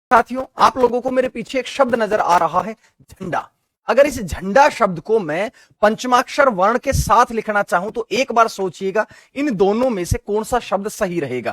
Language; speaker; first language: Hindi; native; Hindi